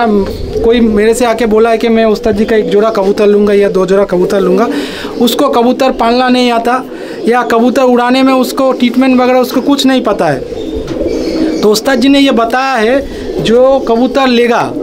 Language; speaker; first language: Hindi; non-native, local second language; Bangla